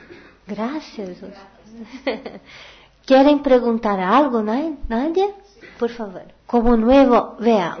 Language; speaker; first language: Portuguese; non-native, learner; Spanish